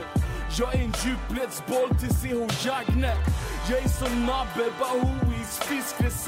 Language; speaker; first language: Swedish; native; Swedish